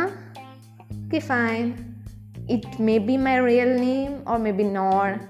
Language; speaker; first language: English; non-native, local second language; Malayalam